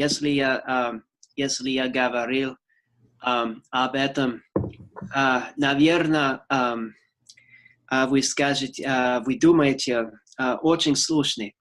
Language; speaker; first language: Russian; non-native, learner; English